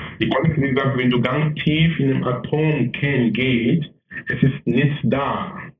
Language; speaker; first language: German; non-native, fluent; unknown